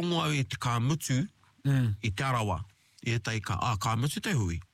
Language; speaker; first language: Māori; non-native, local second language; English